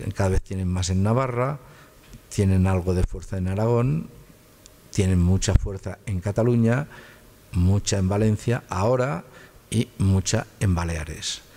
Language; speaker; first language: Spanish; native; Spanish